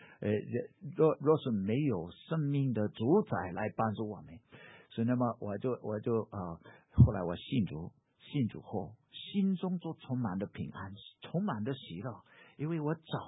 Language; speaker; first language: Chinese; non-native, fluent; English